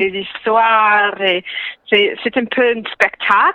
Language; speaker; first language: French; non-native, local second language; English